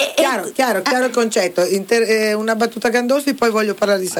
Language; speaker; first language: Italian; native; Italian